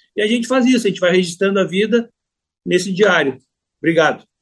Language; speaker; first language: Portuguese; native; Portuguese